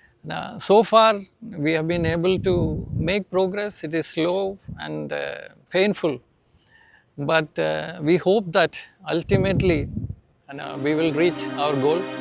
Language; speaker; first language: English; non-native, local second language; Malayalam